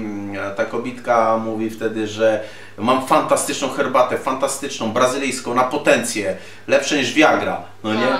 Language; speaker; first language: Polish; native; Polish